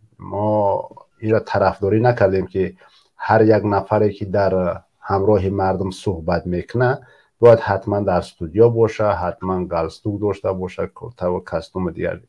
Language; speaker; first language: Tajik; native; Tajik